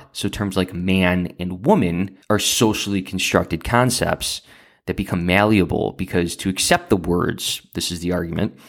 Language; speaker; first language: English; native; English